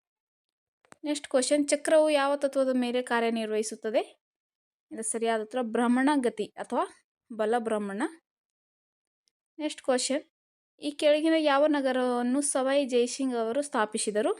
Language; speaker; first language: Kannada; native; Kannada